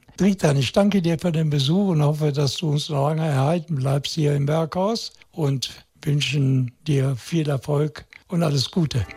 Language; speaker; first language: German; native; German